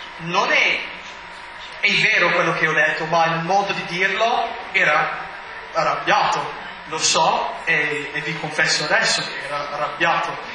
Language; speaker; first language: Italian; non-native, fluent; English